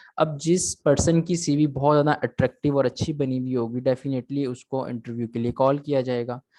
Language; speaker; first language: Urdu; native; Urdu